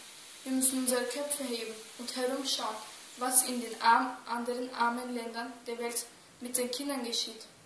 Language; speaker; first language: German; early bilingual, other home language; Turkish